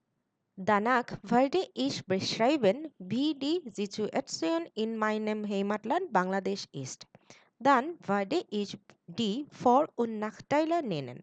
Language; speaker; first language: German; non-native, learner; Bangla